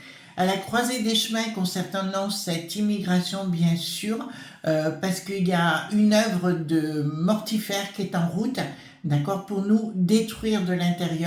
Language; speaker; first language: French; native; French